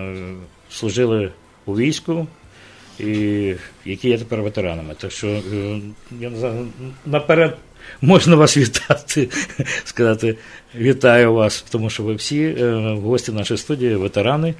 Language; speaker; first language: Ukrainian; native; Ukrainian